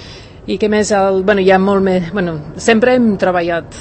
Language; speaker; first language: Catalan; non-native, fluent; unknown